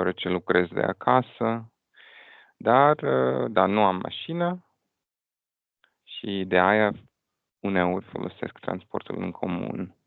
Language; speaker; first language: Romanian; non-native, fluent; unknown